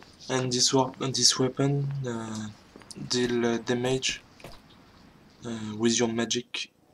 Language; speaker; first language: English; non-native, learner; French